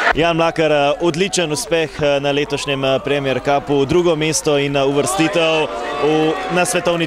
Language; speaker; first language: Slovenian; native; Slovenian